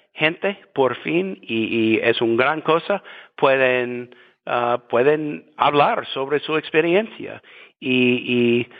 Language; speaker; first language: Spanish; non-native, fluent; English